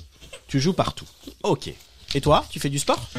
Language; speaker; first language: French; native; French